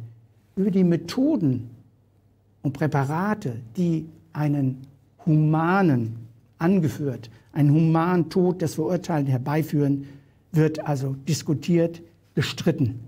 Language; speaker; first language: German; native; German